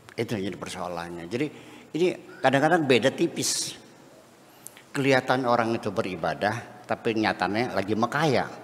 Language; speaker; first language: Indonesian; non-native, local second language; Javanese